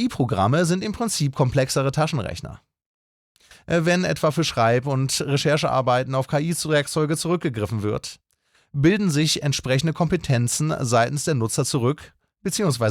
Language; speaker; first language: German; native; German